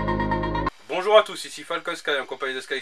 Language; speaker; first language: French; native; French